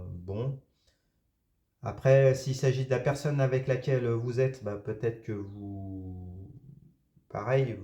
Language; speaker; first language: French; native; French